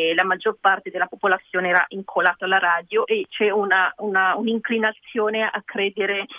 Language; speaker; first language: Italian; non-native, fluent; Kinyarwanda